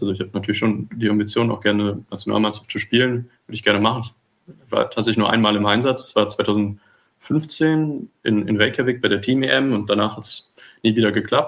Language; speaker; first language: German; native; German